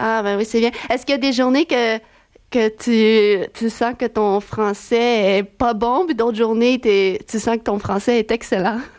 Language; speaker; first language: French; native; French